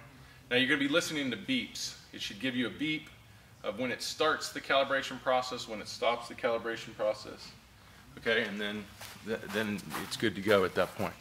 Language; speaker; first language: English; native; English